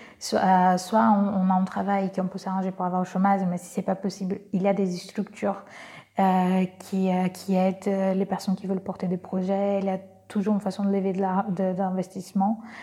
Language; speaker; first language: French; non-native, fluent; Portuguese